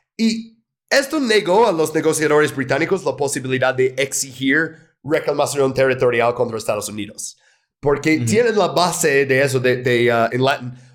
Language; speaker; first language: Spanish; non-native, fluent; English